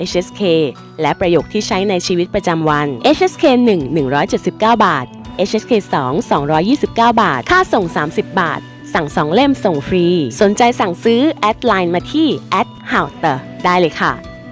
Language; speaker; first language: Thai; native; Thai